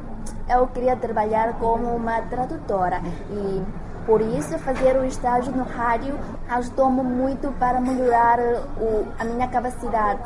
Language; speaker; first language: Portuguese; non-native, learner; Chinese